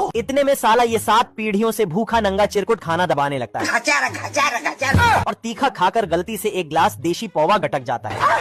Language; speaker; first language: Hindi; native; Hindi